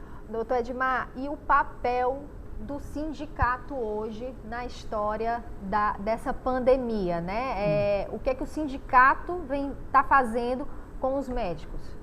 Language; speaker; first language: Portuguese; native; Portuguese